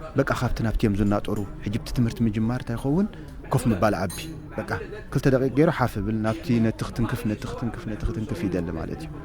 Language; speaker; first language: Tigrinya; native; Tigrinya